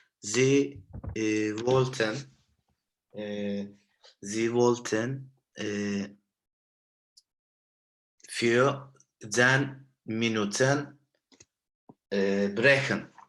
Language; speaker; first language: German; non-native, learner; Turkish